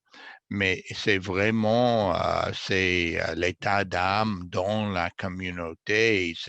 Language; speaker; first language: French; non-native, fluent; English